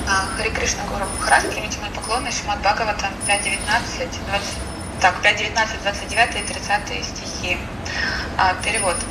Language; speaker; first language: Russian; native; Russian